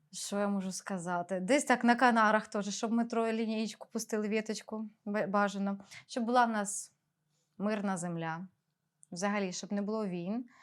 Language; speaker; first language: Ukrainian; non-native, local second language; Russian